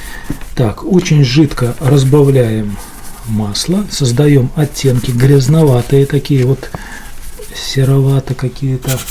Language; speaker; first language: Russian; native; Russian